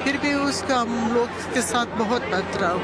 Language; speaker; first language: Hindi; non-native, learner; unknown